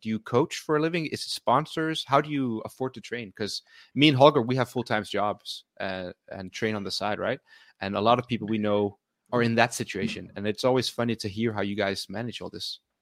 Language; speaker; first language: English; non-native, fluent; Danish